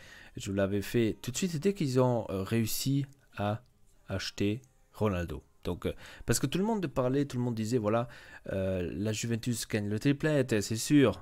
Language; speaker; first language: French; native; French